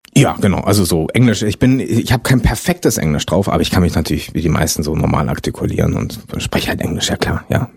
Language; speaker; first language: German; early bilingual, other home language; French